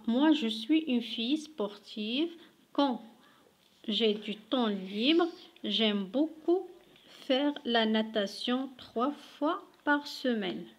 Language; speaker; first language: French; non-native, local second language; Arabic